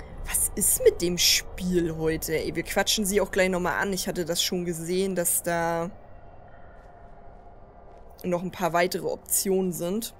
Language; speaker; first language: German; native; German